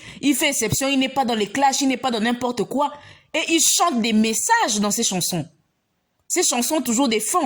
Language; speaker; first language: French; non-native, local second language; Lingala